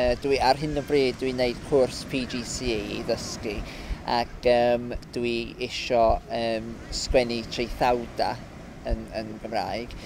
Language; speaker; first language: Welsh; non-native, fluent; English